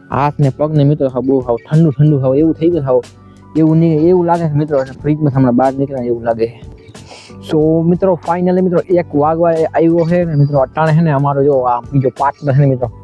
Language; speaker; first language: Gujarati; native; Gujarati